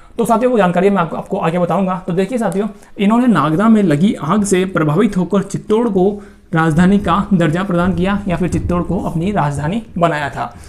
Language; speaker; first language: Hindi; native; Hindi